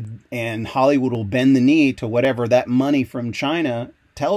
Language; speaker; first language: English; native; English